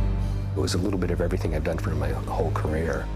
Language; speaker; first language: English; native; English